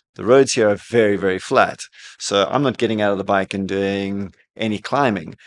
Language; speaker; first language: English; native; English